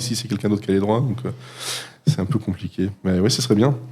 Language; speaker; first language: French; native; French